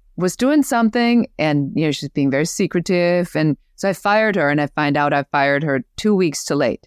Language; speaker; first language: English; non-native, fluent; German